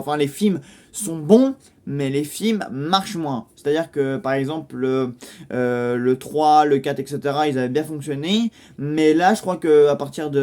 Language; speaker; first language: French; native; French